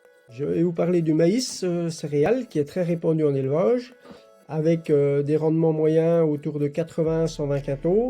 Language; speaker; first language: French; native; French